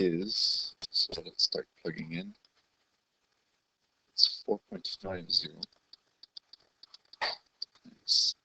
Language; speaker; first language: English; native; English